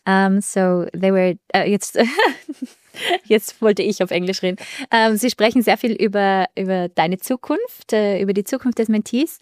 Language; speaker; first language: German; native; German